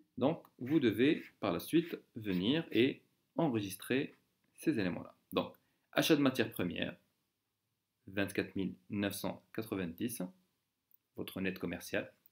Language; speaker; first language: French; non-native, local second language; Arabic